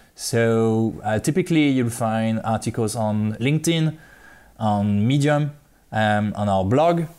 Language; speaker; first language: English; non-native, fluent; French